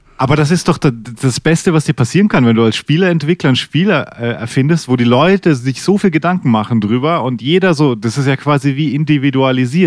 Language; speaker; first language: German; native; German